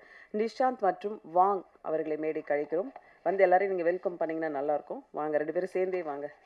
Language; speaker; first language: Tamil; native; Tamil